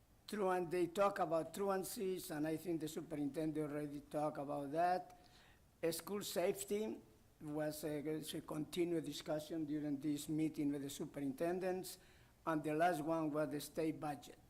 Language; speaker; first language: English; non-native, fluent; Spanish